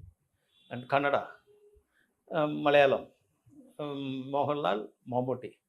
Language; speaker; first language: Telugu; non-native, learner; Tamil